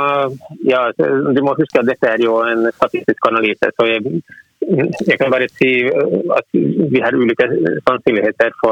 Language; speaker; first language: Norwegian; non-native, fluent; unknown